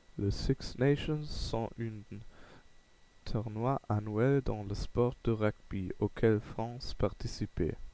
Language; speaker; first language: French; non-native, learner; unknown